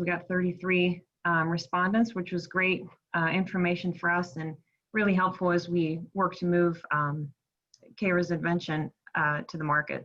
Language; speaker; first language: English; native; English